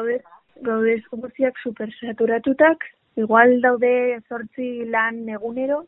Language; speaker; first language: Basque; non-native, local second language; Spanish